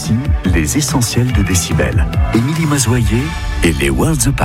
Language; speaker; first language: French; native; French